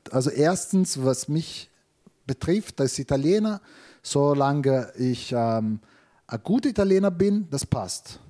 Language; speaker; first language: German; non-native, fluent; Italian